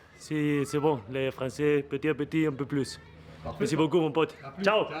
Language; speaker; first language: French; non-native, learner; Spanish